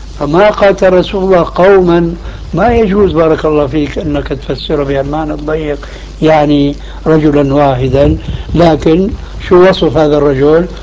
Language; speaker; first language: Arabic; early bilingual, other home language; Albanian